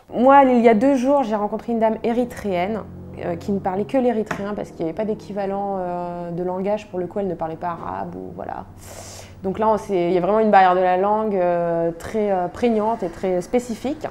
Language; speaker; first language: French; native; French